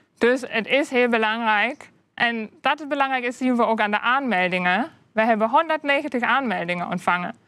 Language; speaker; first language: Dutch; non-native, fluent; German